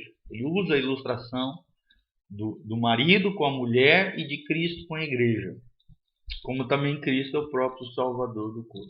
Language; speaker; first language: Portuguese; native; Portuguese